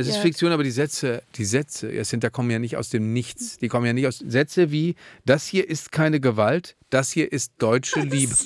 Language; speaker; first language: German; native; German